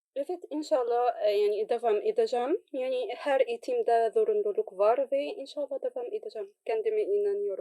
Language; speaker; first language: Turkish; non-native, learner; Arabic